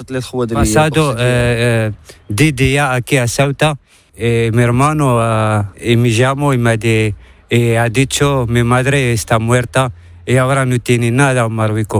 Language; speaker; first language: Spanish; non-native, learner; Arabic